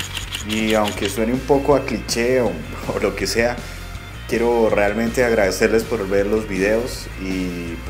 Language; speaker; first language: Spanish; native; Spanish